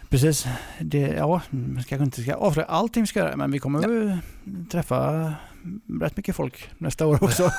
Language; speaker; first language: Swedish; native; Swedish